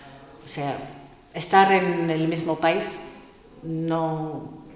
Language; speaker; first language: Spanish; non-native, fluent; English